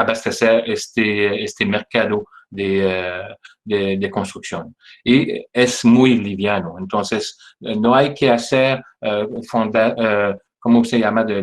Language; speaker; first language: Spanish; non-native, fluent; French